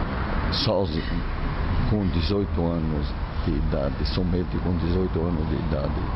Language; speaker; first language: Portuguese; non-native, fluent; Arabic